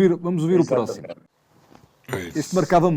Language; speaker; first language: Portuguese; native; Portuguese